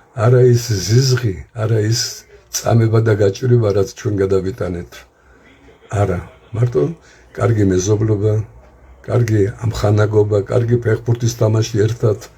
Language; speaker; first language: Georgian; native; Georgian